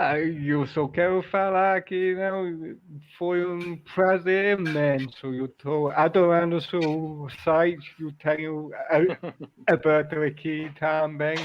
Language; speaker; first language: Portuguese; non-native, learner; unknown